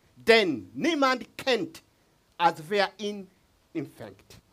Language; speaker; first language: German; non-native, learner; Swahili